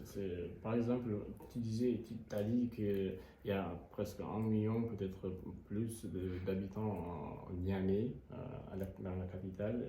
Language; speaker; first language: French; non-native, fluent; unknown